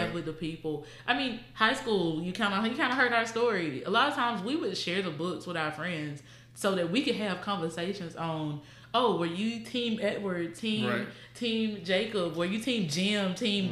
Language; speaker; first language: English; native; English